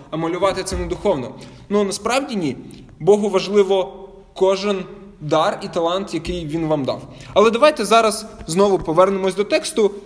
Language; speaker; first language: Ukrainian; non-native, local second language; Russian